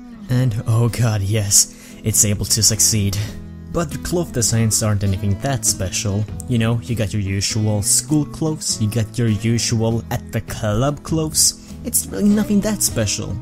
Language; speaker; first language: English; native; English